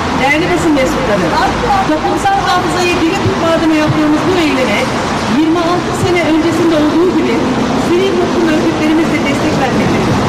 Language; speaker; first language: Turkish; native; Turkish